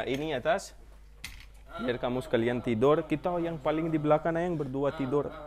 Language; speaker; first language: Indonesian; non-native, fluent; Urdu